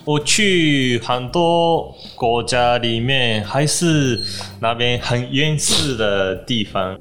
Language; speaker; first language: Chinese; non-native, learner; Japanese